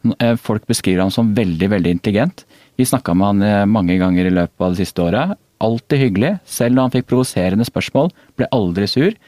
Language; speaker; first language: Norwegian; native; Norwegian